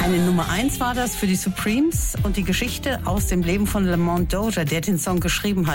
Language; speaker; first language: German; native; German